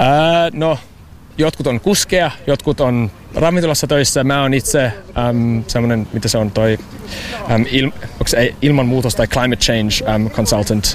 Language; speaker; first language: Finnish; non-native, learner; English